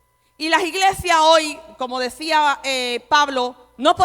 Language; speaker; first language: Spanish; native; Spanish